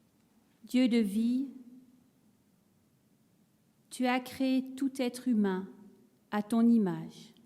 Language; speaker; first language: French; native; French